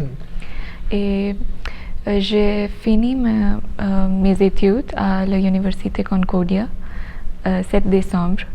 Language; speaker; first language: French; non-native, learner; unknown